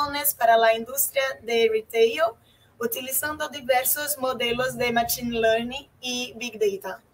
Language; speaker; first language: Spanish; non-native, fluent; Portuguese